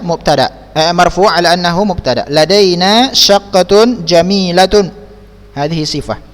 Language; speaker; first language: Arabic; non-native, fluent; Indonesian